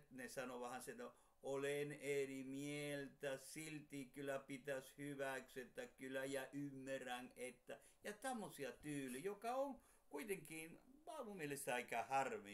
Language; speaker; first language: Finnish; non-native, fluent; Spanish